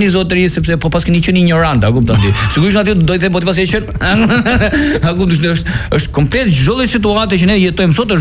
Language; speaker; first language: Albanian; native; Albanian